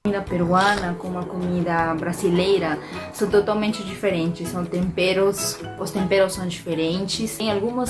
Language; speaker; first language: Portuguese; non-native, fluent; Spanish